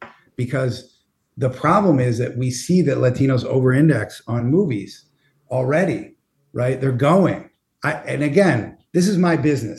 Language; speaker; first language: English; native; English